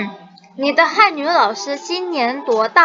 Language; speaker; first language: Chinese; non-native, fluent; Indonesian